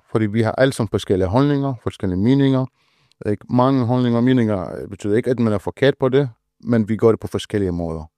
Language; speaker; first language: Danish; non-native, fluent; Arabic